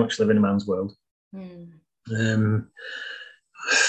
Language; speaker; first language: English; native; English